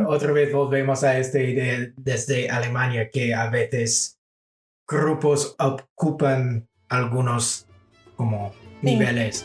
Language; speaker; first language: Spanish; non-native, fluent; English